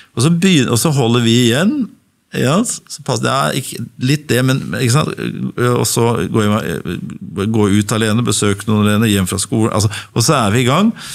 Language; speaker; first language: Norwegian; native; Norwegian